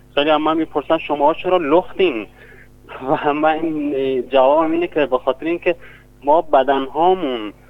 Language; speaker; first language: Persian; non-native, local second language; Kurdish